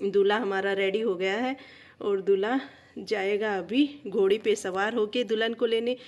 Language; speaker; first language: Hindi; native; Hindi